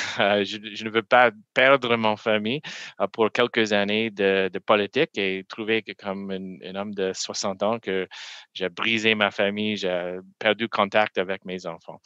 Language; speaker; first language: French; non-native, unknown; English